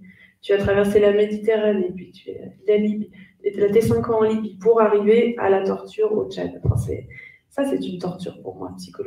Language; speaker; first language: French; native; French